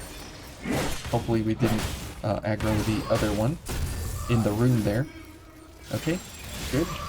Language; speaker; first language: English; native; English